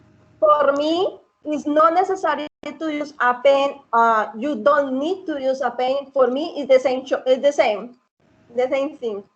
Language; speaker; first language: English; non-native, learner; Spanish